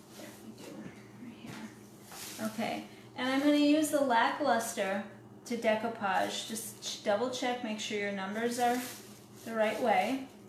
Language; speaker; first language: English; native; English